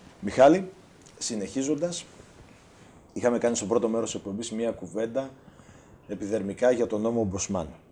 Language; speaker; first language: Greek; native; Greek